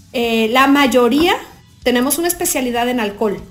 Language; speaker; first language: Spanish; native; Spanish